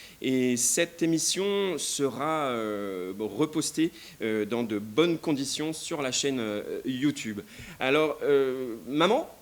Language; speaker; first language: French; native; French